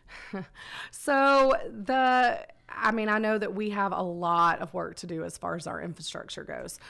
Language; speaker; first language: English; native; English